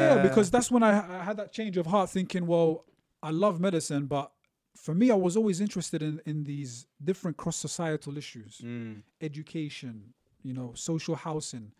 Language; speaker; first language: English; native; English